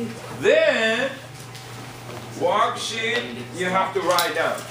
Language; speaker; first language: English; non-native, learner; Japanese